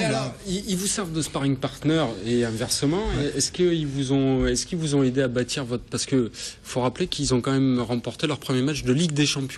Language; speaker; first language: French; native; French